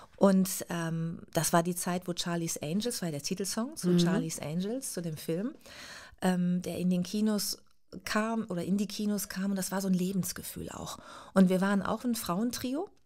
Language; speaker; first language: German; native; German